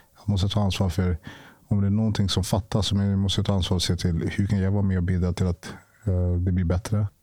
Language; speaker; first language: Swedish; early bilingual, other home language; Ganda